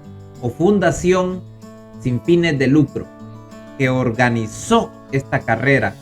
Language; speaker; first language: Spanish; native; Spanish